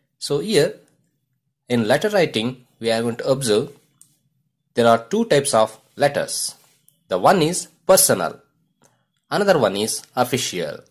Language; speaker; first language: English; non-native, local second language; Kannada